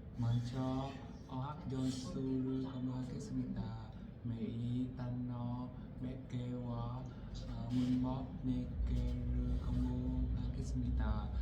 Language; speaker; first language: Korean; non-native, learner; Vietnamese